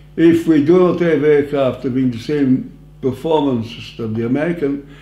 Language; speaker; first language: English; non-native, fluent; French